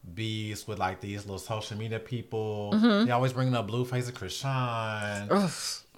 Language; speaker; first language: English; native; English